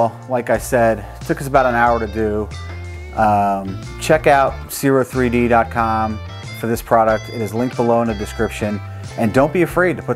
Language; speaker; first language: English; native; English